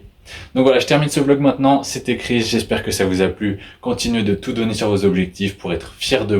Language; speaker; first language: French; native; French